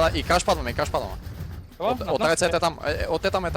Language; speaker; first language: Bulgarian; native; Bulgarian